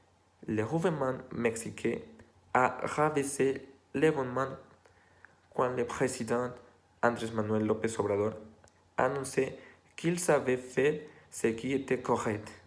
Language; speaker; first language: French; non-native, learner; Spanish